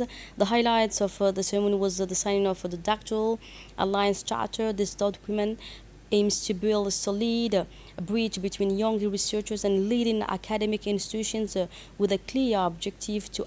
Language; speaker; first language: English; non-native, fluent; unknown